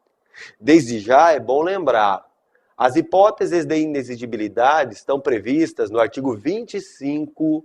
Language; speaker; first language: Portuguese; native; Portuguese